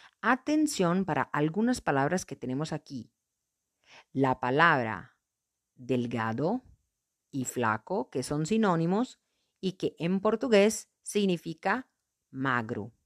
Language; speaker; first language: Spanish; non-native, fluent; Portuguese